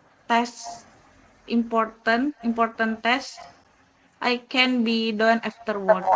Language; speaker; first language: English; non-native, learner; Indonesian